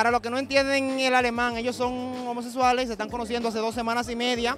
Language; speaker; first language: Spanish; native; Spanish